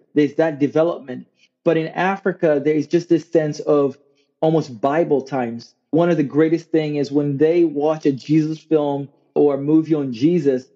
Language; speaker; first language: English; non-native, local second language; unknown